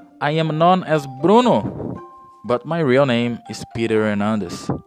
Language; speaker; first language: English; non-native, fluent; Portuguese